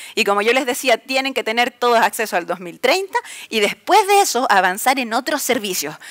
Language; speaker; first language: Spanish; native; Spanish